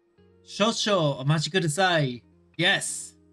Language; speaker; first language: Japanese; non-native, learner; English